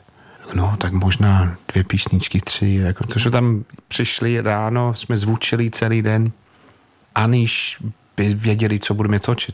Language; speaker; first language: Czech; non-native, fluent; English